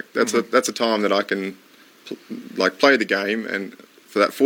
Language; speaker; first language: English; native; English